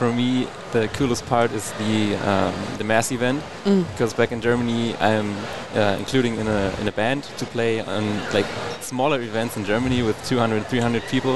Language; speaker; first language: English; non-native, fluent; German